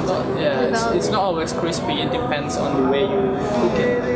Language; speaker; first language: English; non-native, learner; Indonesian